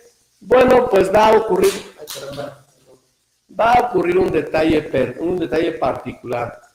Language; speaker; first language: Spanish; native; Spanish